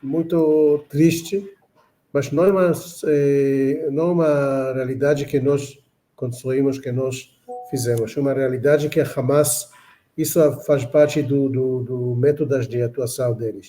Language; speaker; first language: Portuguese; non-native, fluent; Hebrew